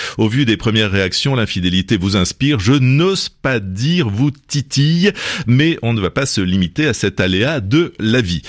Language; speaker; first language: French; native; French